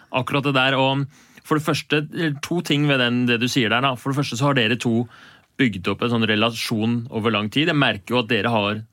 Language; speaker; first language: Norwegian; native; Norwegian